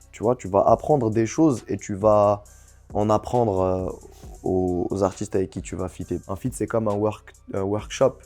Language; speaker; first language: French; non-native, local second language; Arabic